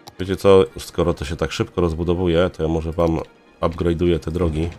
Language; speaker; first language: Polish; native; Polish